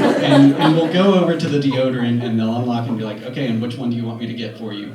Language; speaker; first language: English; native; English